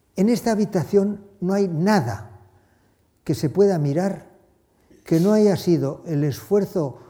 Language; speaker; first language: Spanish; native; Spanish